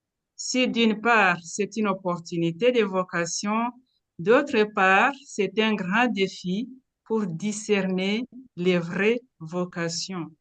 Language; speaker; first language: French; non-native, local second language; Kinyarwanda